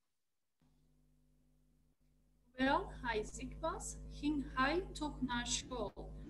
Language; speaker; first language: Dutch; non-native, learner; Turkish